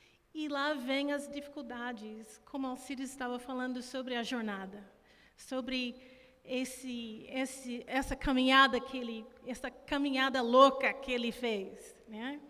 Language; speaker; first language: Portuguese; non-native, fluent; English